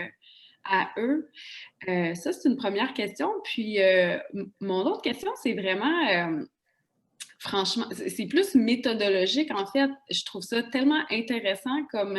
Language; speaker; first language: French; native; French